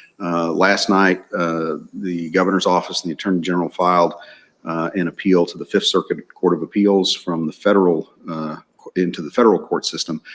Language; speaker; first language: English; native; English